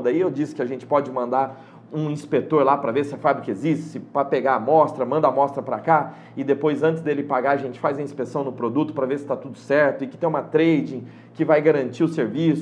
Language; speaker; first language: Portuguese; native; Portuguese